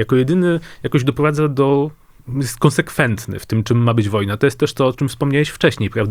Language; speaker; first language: Polish; native; Polish